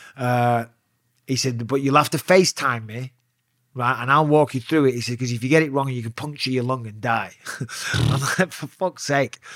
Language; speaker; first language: English; native; English